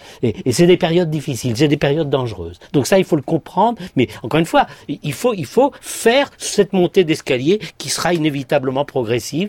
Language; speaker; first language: French; native; French